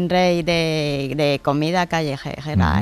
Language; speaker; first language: Spanish; non-native, learner; Thai